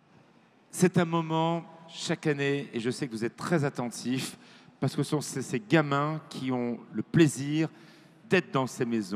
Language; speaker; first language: French; native; French